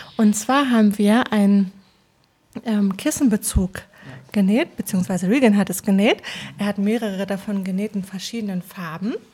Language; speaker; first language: German; native; German